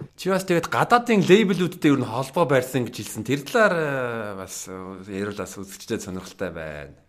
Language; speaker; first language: Mongolian; early bilingual, heritage; Mongolian